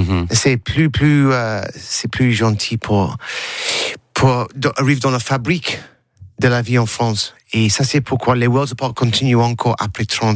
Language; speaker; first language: French; non-native, learner; English